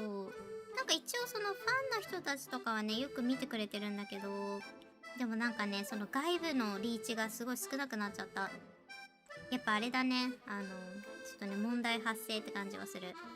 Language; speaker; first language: Japanese; native; Japanese